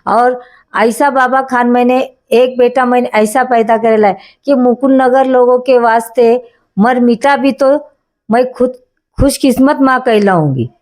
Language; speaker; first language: Hindi; native; Hindi